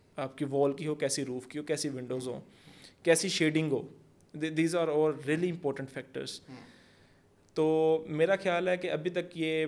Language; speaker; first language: Urdu; non-native, local second language; Punjabi